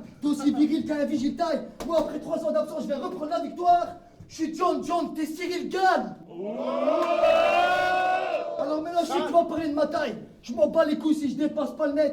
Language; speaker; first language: French; native; French